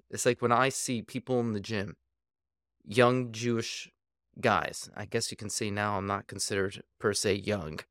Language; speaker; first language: English; native; English